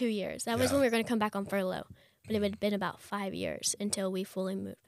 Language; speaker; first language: English; native; English